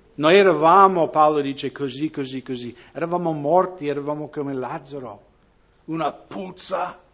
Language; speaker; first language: Italian; non-native, fluent; English